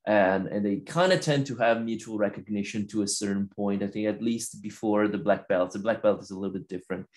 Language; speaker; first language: English; non-native, fluent; Italian